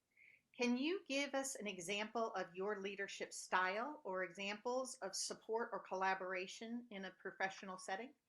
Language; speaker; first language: English; native; English